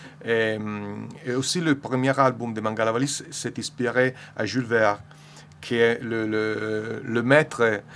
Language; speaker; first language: French; non-native, learner; Italian